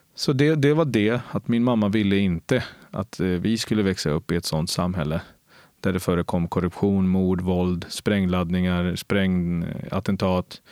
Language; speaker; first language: Swedish; early bilingual, other home language; Spanish